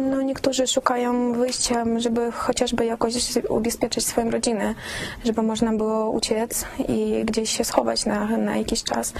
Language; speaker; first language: Polish; non-native, fluent; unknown